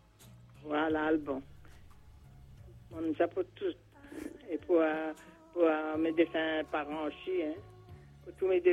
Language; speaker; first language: French; non-native, local second language; Réunion Creole French